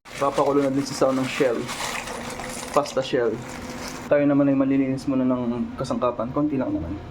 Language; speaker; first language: Filipino; native; Filipino